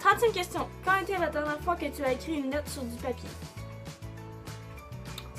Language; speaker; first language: French; native; French